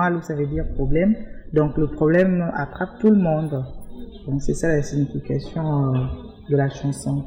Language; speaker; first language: French; non-native, local second language; Luba-Lulua